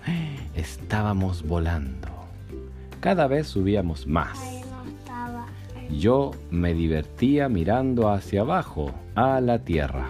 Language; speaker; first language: Spanish; native; Spanish